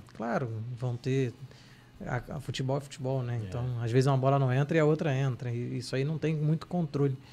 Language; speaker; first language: Portuguese; native; Portuguese